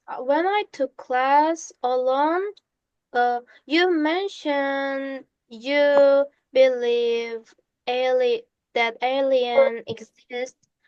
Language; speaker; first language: English; non-native, learner; Korean